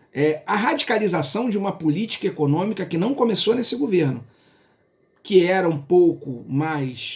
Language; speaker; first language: Portuguese; native; Portuguese